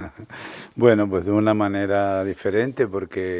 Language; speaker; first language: Spanish; native; Spanish